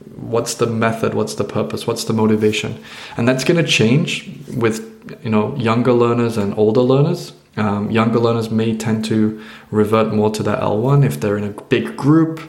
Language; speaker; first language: English; native; English